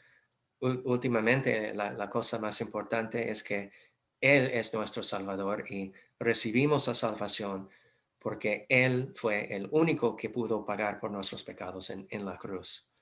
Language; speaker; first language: Spanish; non-native, fluent; English